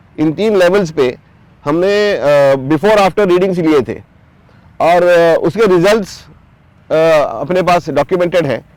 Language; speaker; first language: Hindi; non-native, local second language; Marathi